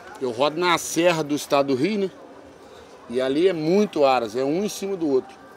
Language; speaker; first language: Portuguese; native; Portuguese